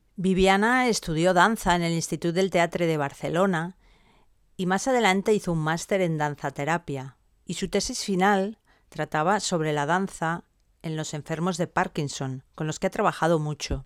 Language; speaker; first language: Spanish; native; Spanish